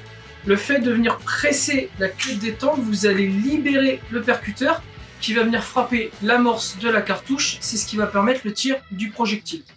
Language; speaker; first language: French; native; French